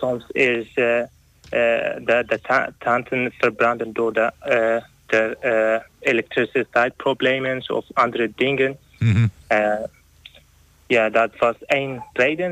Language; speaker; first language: Dutch; non-native, learner; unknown